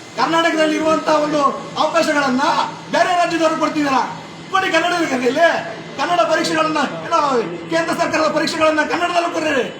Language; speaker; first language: Kannada; native; Kannada